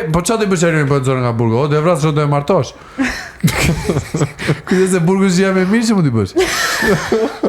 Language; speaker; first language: Albanian; native; Albanian